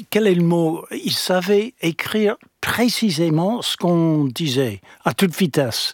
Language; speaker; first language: French; non-native, fluent; English